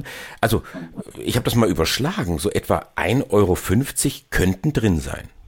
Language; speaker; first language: German; native; German